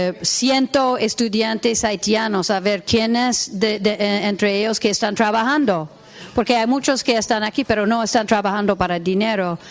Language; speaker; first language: Spanish; non-native, fluent; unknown